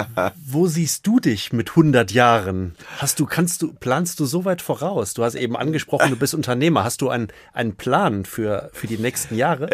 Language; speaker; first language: German; native; German